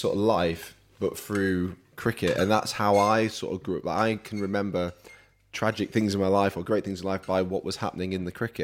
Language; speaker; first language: English; native; English